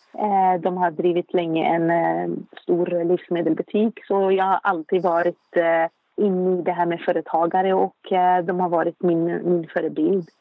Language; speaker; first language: Swedish; non-native, fluent; Arabic